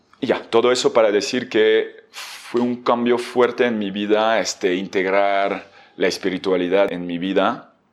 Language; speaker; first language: Spanish; non-native, fluent; French